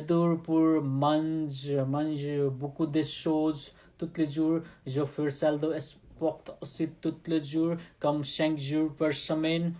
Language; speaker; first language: French; non-native, learner; Nepali